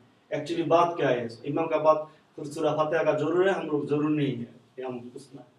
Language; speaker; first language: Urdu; non-native, learner; Bangla